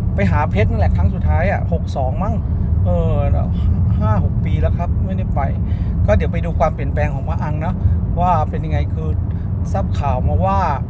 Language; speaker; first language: Thai; native; Thai